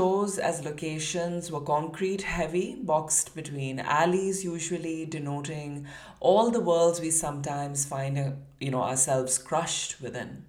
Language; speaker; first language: English; non-native, local second language; Urdu